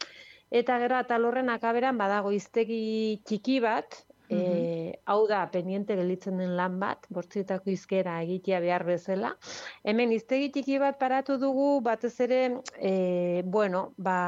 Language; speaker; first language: Basque; native; Basque